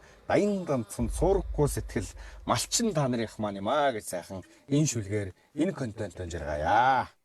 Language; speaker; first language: Mongolian; native; Mongolian